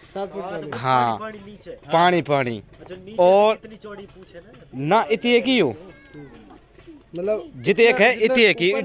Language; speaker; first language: Hindi; native; Hindi